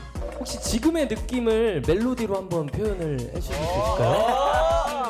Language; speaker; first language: Korean; native; Korean